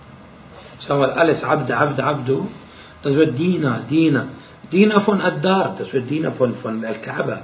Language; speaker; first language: German; non-native, fluent; Arabic